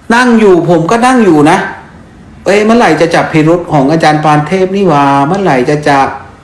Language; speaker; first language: Thai; non-native, fluent; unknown